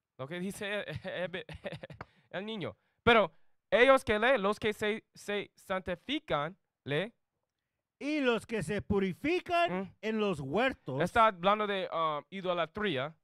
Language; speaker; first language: Spanish; non-native, learner; English